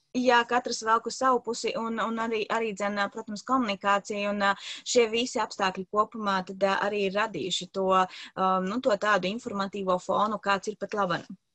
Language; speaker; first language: Latvian; native; Latvian